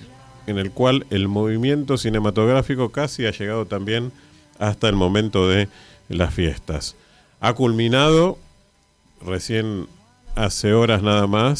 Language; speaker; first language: Spanish; native; Spanish